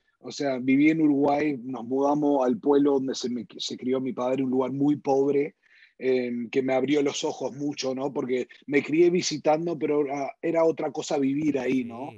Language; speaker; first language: Spanish; early bilingual, heritage; Spanish